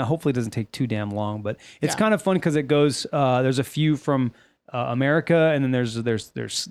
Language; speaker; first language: English; native; English